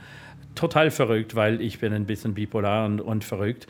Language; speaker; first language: German; non-native, fluent; English